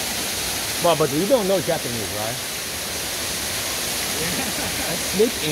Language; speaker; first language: English; non-native, fluent; Portuguese